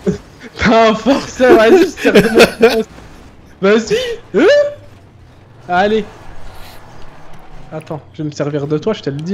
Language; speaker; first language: French; native; French